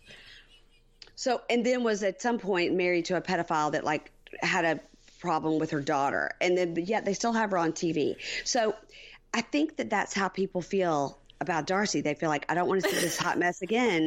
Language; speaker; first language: English; native; English